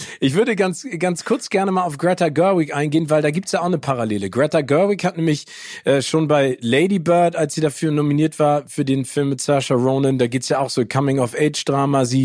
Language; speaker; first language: German; early bilingual, other home language; English